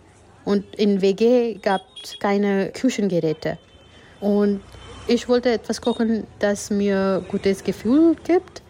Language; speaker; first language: German; non-native, fluent; Gujarati